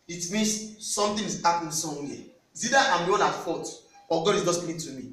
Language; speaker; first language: English; non-native, local second language; Yoruba